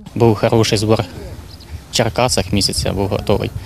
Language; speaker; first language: Ukrainian; native; Ukrainian